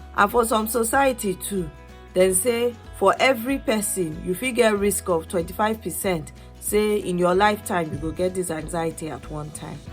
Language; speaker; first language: Nigerian Pidgin; non-native, local second language; Yoruba